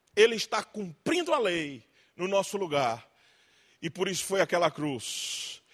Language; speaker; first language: Portuguese; native; Portuguese